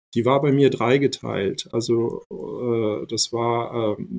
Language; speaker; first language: German; early bilingual, other home language; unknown